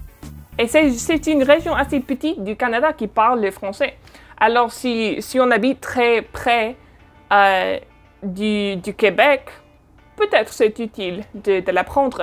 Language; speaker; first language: French; non-native, fluent; English